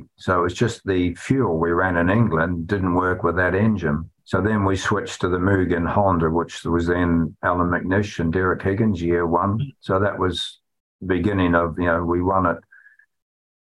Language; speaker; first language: English; native; English